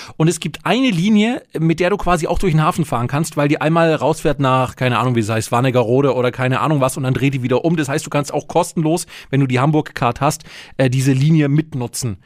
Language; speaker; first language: German; native; German